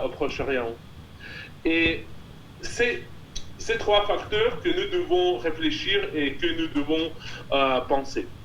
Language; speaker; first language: French; non-native, fluent; Russian